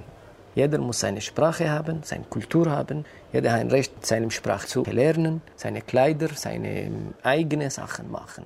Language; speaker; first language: German; non-native, fluent; Kurdish